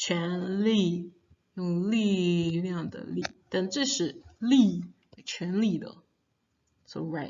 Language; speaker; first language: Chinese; non-native, fluent; English